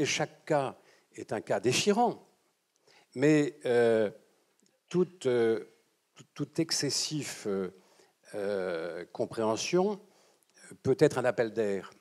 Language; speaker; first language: French; native; French